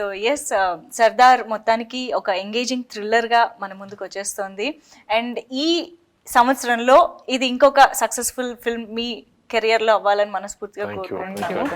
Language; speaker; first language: Telugu; native; Telugu